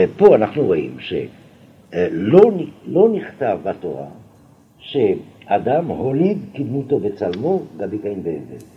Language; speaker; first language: Hebrew; non-native, fluent; French